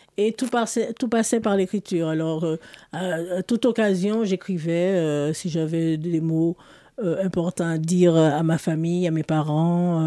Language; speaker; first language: French; native; French